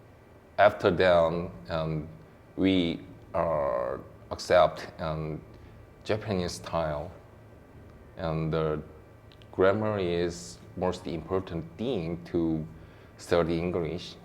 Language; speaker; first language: English; non-native, learner; Korean